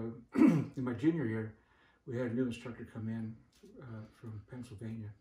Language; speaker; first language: English; native; English